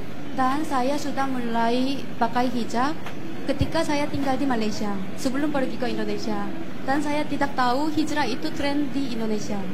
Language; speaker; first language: Indonesian; non-native, fluent; Korean